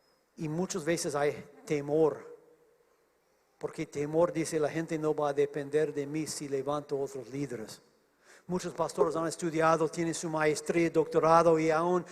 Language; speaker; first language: Spanish; non-native, fluent; English